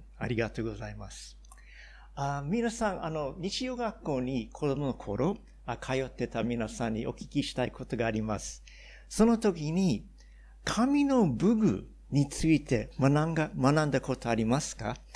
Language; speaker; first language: Japanese; non-native, fluent; English